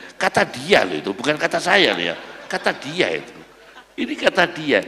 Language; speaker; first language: Indonesian; native; Indonesian